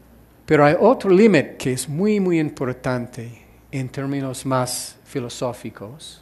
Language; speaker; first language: Spanish; non-native, fluent; English